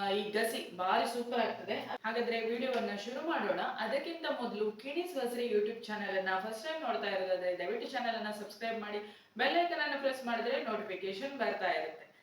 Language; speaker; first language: Kannada; non-native, local second language; Konkani